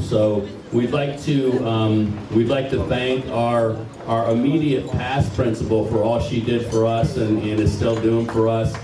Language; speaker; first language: English; native; English